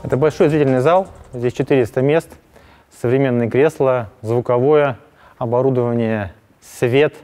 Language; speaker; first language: Russian; native; Russian